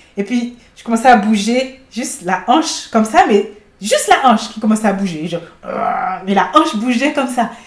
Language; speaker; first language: French; native; French